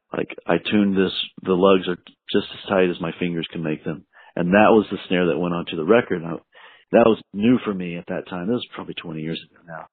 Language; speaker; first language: English; native; English